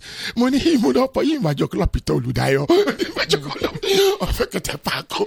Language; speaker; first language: Hungarian; non-native, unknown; Yoruba